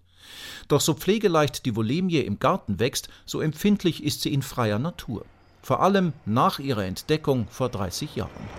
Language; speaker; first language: German; native; German